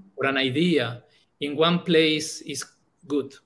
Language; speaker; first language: English; non-native, fluent; Spanish